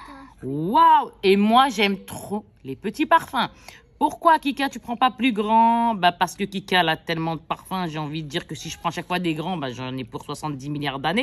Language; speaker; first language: French; native; French